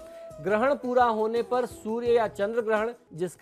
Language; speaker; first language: Hindi; native; Hindi